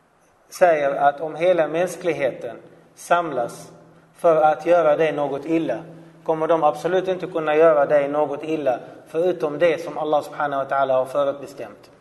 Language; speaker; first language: Swedish; non-native, fluent; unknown